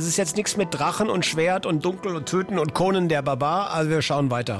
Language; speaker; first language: German; native; German